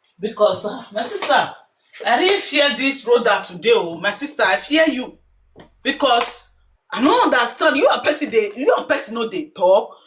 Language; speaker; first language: Nigerian Pidgin; native; Nigerian Pidgin